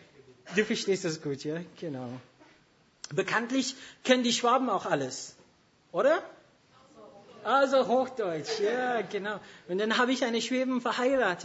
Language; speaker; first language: German; non-native, fluent; English